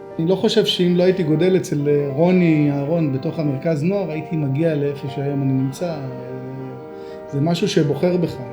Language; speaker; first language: Hebrew; native; Hebrew